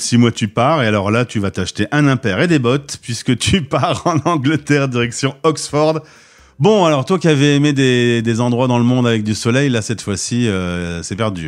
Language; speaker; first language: French; native; French